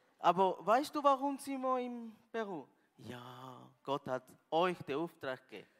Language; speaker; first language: German; non-native, learner; Spanish